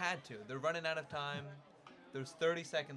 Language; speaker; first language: English; native; English